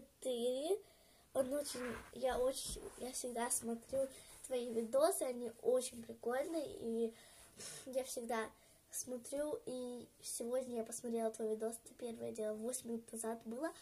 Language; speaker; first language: Russian; early bilingual, heritage; Russian